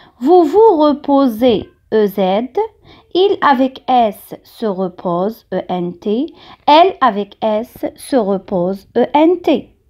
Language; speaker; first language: French; non-native, local second language; Arabic